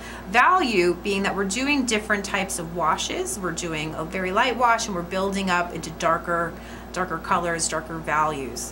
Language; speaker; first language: English; native; English